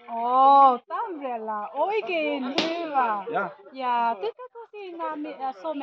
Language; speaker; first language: Finnish; non-native, fluent; Vietnamese